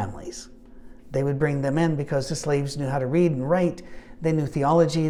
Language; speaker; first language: English; native; English